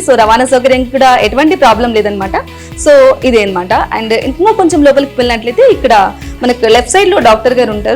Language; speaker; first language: Telugu; native; Telugu